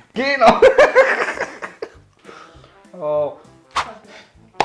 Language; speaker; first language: German; non-native, learner; Malagasy